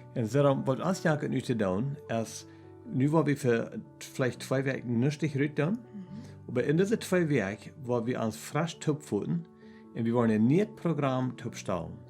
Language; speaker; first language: German; non-native, learner; Plautdietsch